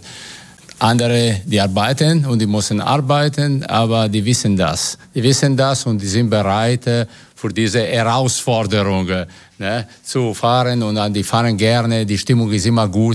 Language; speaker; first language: German; non-native, fluent; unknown